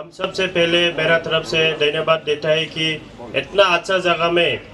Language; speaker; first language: Hindi; non-native, local second language; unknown